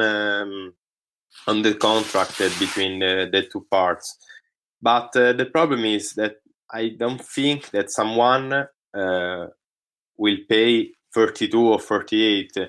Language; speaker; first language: English; non-native, learner; Italian